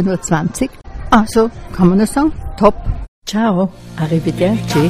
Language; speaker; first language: German; native; German